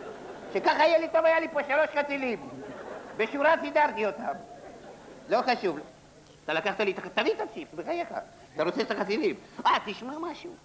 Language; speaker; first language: Hebrew; native; Hebrew